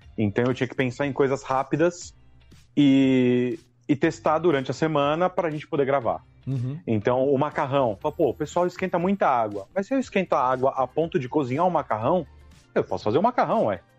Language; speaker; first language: Portuguese; native; Portuguese